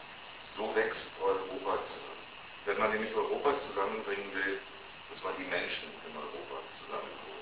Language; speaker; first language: German; native; German